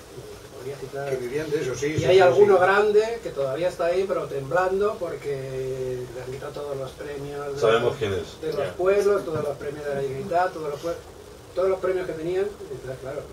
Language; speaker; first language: Spanish; native; Spanish